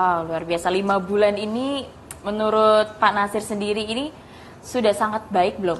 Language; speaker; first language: Indonesian; native; Indonesian